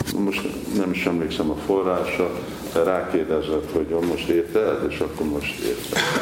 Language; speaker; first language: Hungarian; early bilingual, heritage; Hungarian